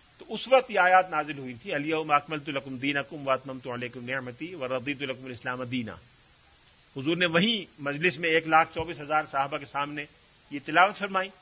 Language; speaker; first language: Urdu; native; Urdu